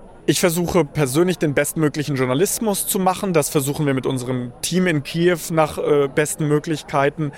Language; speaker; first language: German; early bilingual, other home language; Russian